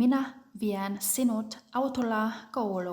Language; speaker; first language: Finnish; non-native, fluent; German